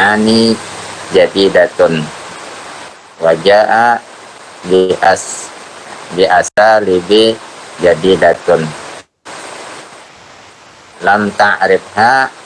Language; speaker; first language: Arabic; non-native, learner; Indonesian